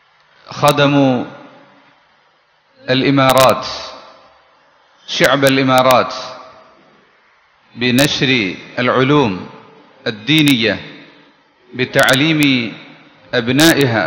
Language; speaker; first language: Arabic; non-native, fluent; Malayalam